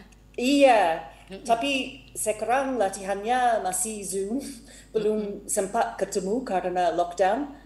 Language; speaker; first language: Indonesian; non-native, fluent; English